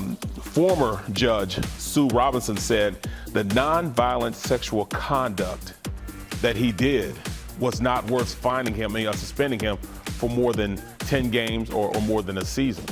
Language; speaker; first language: English; native; English